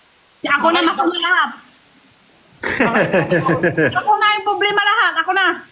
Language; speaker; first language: Filipino; non-native, learner; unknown